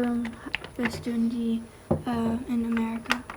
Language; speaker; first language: German; non-native, learner; English